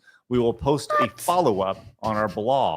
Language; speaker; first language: English; native; English